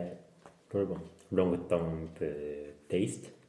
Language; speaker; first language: French; non-native, learner; Japanese